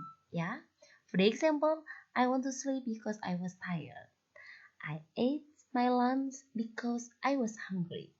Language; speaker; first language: English; non-native, learner; Indonesian